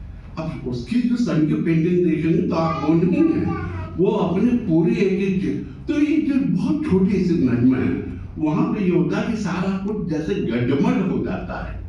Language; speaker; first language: Hindi; native; Hindi